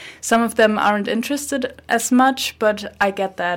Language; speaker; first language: English; non-native, fluent; German